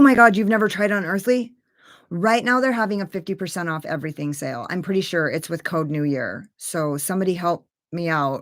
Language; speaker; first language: English; native; English